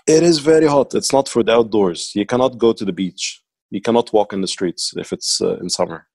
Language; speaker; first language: English; non-native, fluent; Arabic